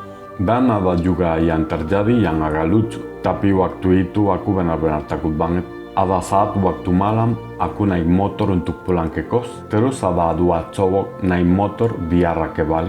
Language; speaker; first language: Indonesian; non-native, fluent; Spanish